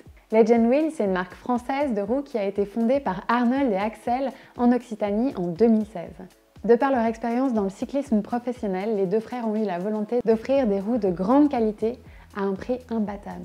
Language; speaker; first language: French; native; French